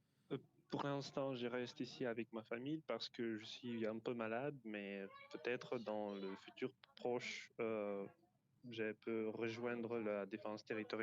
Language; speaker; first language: French; non-native, fluent; Ukrainian